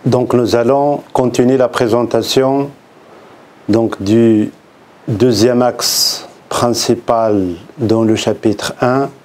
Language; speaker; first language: French; non-native, local second language; Arabic